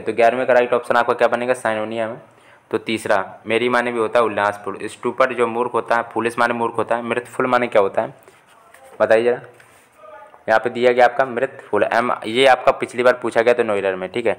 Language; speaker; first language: Hindi; native; Hindi